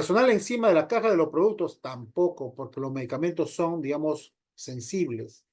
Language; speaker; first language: Spanish; native; Spanish